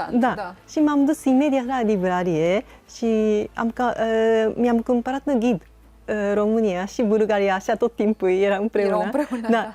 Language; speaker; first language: Romanian; non-native, learner; Japanese